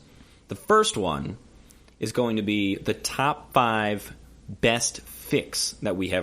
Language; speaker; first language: English; native; English